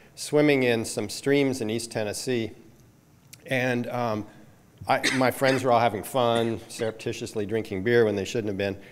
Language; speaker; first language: English; native; English